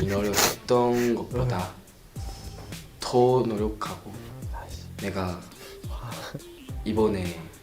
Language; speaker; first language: Korean; non-native, learner; Japanese